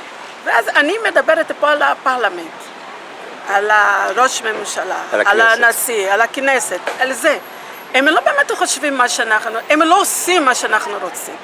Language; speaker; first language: Hebrew; non-native, fluent; Portuguese